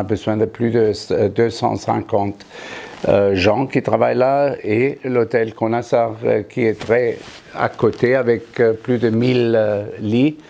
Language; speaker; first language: French; non-native, fluent; German